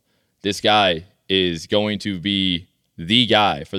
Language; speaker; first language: English; native; English